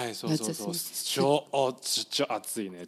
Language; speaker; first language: Japanese; non-native, learner; Chinese